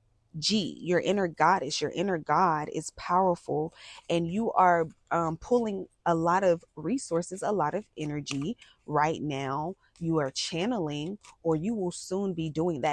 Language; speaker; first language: English; native; English